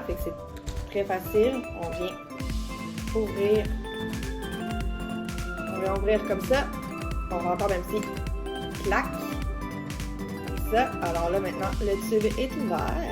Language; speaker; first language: French; native; French